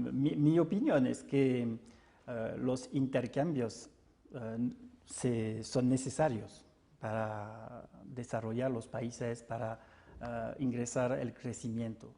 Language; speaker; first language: Spanish; non-native, fluent; French